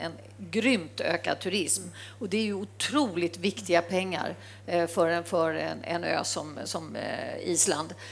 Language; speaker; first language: Swedish; native; Swedish